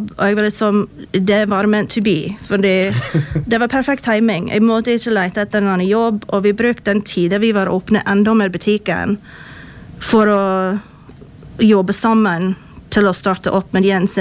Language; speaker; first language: Swedish; non-native, fluent; English